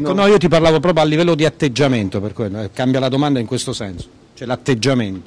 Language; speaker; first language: Italian; native; Italian